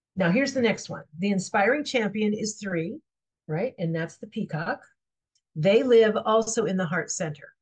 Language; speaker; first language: English; native; English